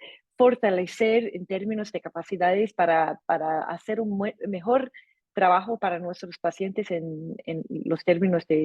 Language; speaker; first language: Spanish; non-native, fluent; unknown